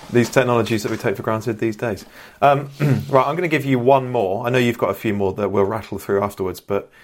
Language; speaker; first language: English; native; English